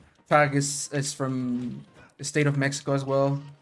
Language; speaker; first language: English; non-native, fluent; Spanish